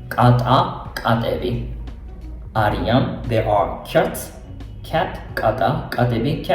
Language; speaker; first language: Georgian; non-native, fluent; Japanese